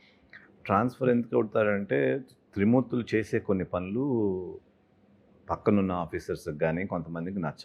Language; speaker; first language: Telugu; native; Telugu